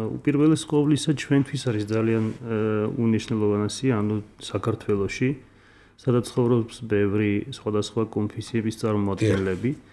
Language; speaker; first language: Georgian; non-native, local second language; Armenian